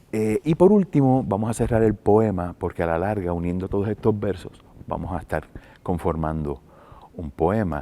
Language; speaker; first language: Spanish; native; Spanish